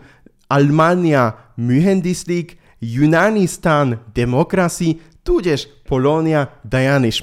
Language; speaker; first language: Polish; native; Polish